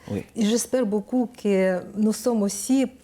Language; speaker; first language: French; non-native, learner; Ukrainian